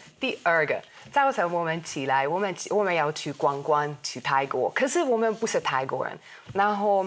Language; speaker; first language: Chinese; non-native, fluent; Hungarian